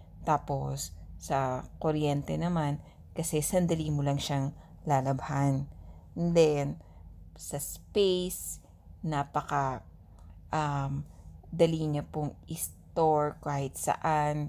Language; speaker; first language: Filipino; native; Filipino